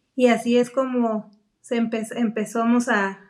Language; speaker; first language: Spanish; native; Spanish